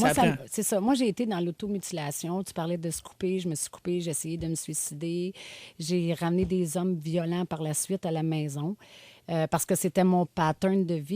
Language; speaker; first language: French; native; French